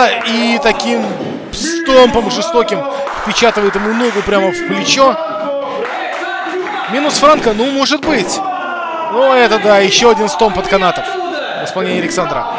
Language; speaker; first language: Russian; native; Russian